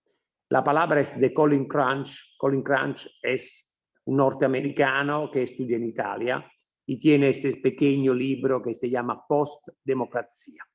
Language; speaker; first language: Spanish; non-native, fluent; Italian